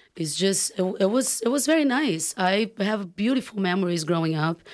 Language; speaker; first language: English; non-native, fluent; Portuguese